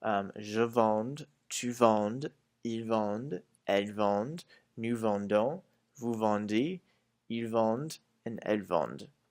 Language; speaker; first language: French; non-native, fluent; English